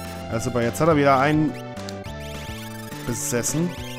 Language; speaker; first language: German; native; German